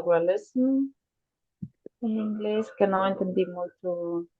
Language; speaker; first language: Portuguese; non-native, fluent; Spanish